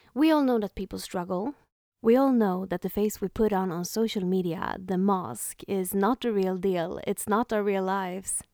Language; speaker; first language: English; non-native, fluent; Swedish